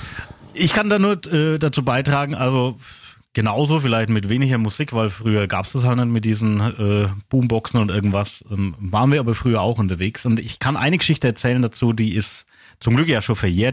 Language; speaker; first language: German; native; German